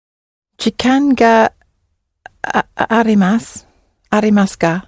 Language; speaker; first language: Japanese; non-native, learner; English